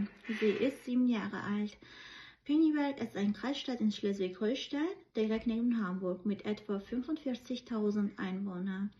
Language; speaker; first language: German; non-native, fluent; Armenian